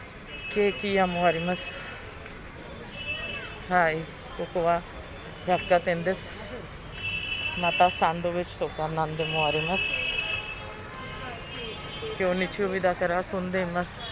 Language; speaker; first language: Japanese; non-native, fluent; Hindi